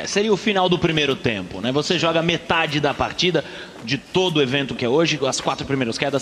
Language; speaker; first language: Portuguese; native; Portuguese